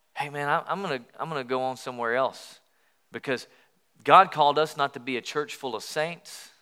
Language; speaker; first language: English; native; English